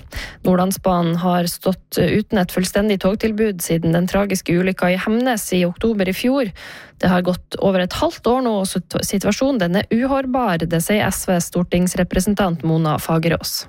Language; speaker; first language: Norwegian; native; Norwegian